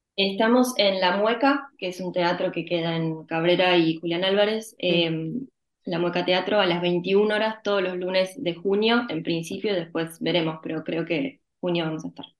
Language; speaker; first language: Spanish; early bilingual, other home language; Ukrainian